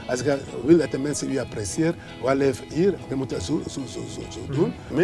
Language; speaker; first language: Dutch; non-native, learner; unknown